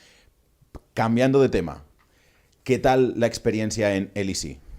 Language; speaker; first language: Spanish; native; Spanish